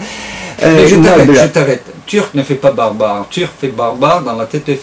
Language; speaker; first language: French; non-native, fluent; Turkish